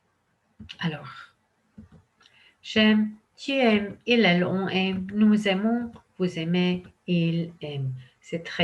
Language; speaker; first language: French; non-native, fluent; English